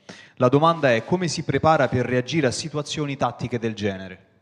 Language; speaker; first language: Italian; native; Italian